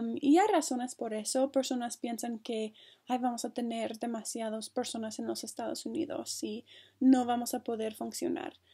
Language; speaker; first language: Spanish; non-native, fluent; English